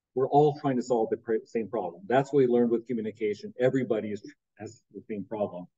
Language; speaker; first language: English; native; English